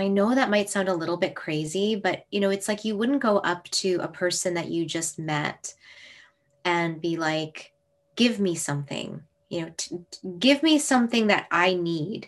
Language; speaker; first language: English; native; English